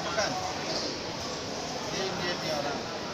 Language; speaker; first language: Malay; non-native, local second language; Bangla